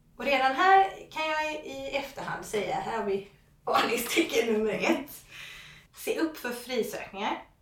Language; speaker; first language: Swedish; non-native, fluent; English